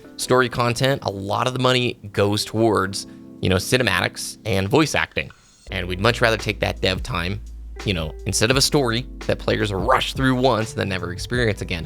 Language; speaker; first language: English; native; English